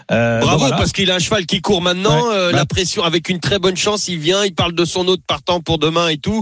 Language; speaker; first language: French; native; French